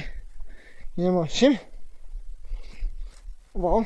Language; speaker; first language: English; non-native, learner; Croatian